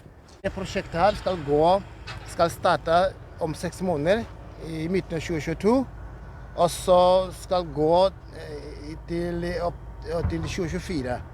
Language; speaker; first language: Norwegian; non-native, fluent; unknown